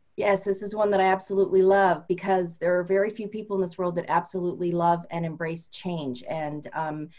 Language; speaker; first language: English; native; English